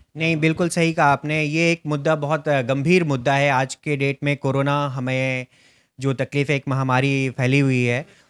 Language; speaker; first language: Hindi; native; Hindi